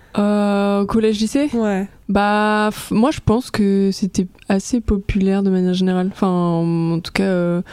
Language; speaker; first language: French; native; French